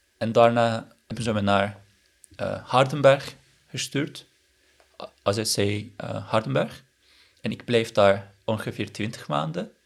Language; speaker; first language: Dutch; non-native, learner; Turkish